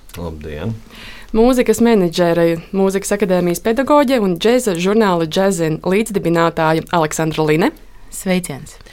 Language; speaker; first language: Latvian; native; Latvian